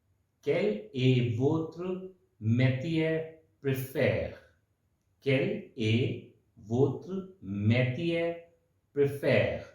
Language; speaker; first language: French; non-native, fluent; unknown